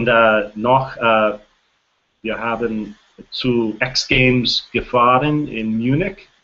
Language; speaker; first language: German; non-native, learner; English